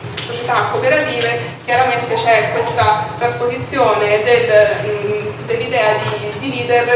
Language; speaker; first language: Italian; native; Italian